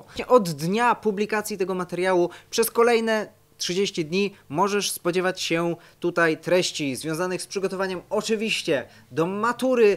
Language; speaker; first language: Polish; native; Polish